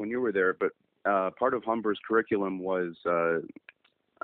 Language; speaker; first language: English; native; English